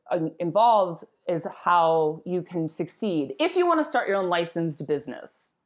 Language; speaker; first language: English; native; English